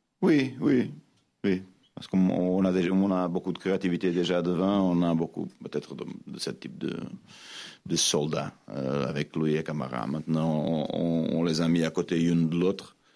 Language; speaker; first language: French; non-native, fluent; Portuguese